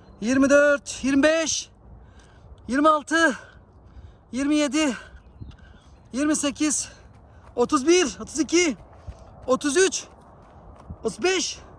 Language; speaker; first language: Turkish; early bilingual, heritage; Turkish